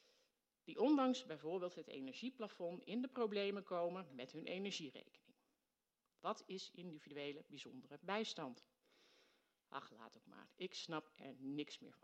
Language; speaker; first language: Dutch; native; Dutch